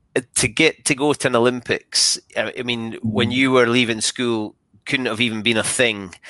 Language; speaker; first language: English; native; English